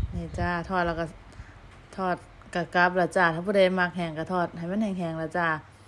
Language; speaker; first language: Thai; native; Thai